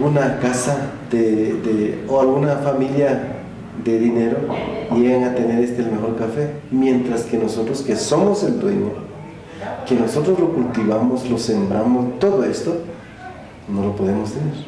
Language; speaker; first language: Spanish; non-native, local second language; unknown